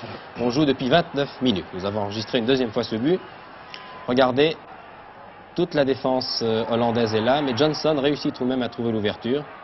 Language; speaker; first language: French; native; French